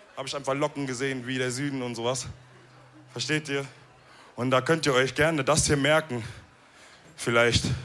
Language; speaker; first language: German; early bilingual, other home language; Wolof